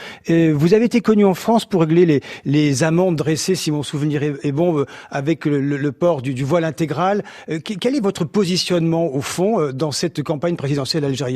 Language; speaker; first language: French; native; French